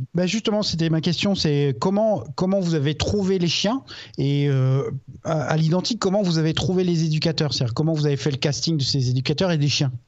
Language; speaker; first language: French; native; French